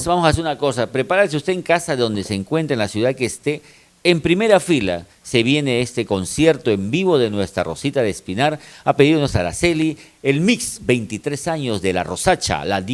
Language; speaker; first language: Spanish; native; Spanish